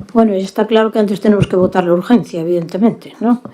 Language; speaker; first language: Spanish; non-native, local second language; Galician